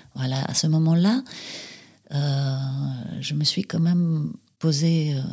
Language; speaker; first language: French; non-native, fluent; Russian